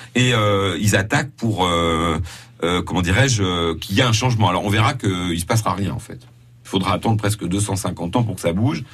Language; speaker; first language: French; native; French